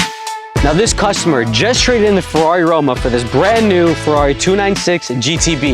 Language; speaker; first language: English; native; English